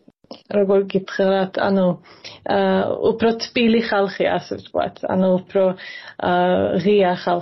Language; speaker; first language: Georgian; early bilingual, heritage; Swedish